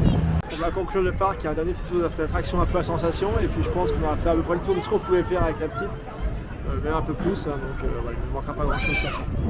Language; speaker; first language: French; native; French